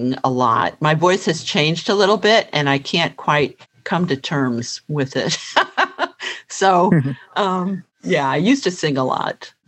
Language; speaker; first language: English; native; English